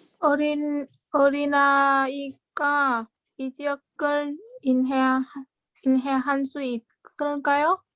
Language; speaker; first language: Korean; non-native, learner; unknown